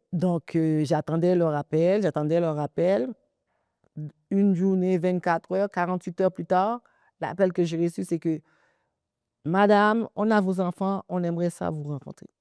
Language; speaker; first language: French; early bilingual, other home language; Haitian Creole